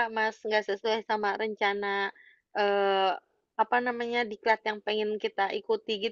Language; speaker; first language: Indonesian; native; Indonesian